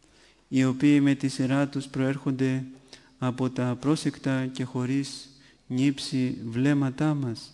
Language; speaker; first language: Greek; native; Greek